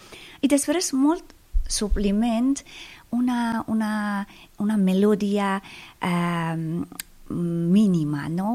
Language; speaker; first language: Catalan; non-native, fluent; Persian